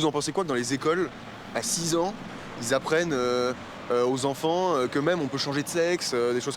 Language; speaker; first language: French; native; French